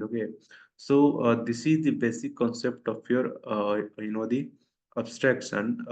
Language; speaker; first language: English; non-native, local second language; Hindi